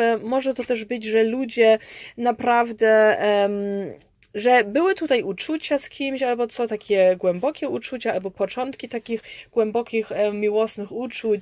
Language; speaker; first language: Polish; early bilingual, heritage; Polish